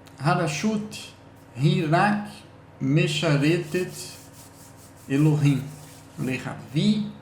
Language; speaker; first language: Hebrew; non-native, learner; Portuguese